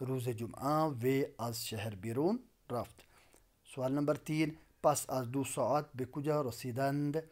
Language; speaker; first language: Persian; non-native, local second language; Urdu